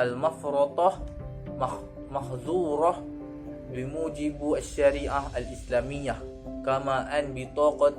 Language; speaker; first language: Arabic; non-native, learner; Malay